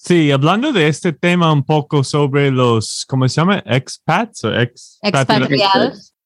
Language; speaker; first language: Spanish; non-native, fluent; English